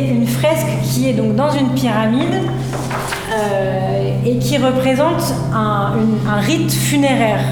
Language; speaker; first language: French; native; French